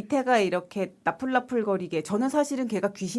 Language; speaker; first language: Korean; native; Korean